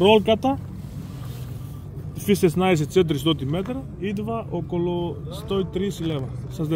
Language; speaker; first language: Bulgarian; non-native, learner; Greek